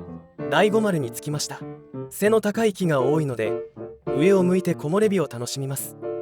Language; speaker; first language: Japanese; native; Japanese